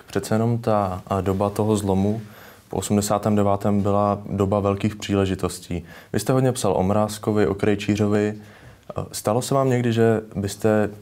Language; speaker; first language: Czech; native; Czech